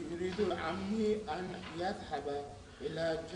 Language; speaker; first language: Arabic; non-native, learner; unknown